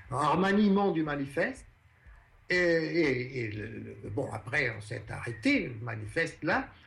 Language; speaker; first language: French; non-native, fluent; Portuguese